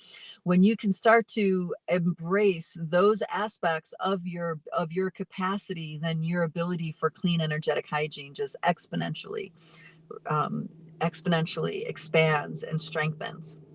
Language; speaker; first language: English; native; English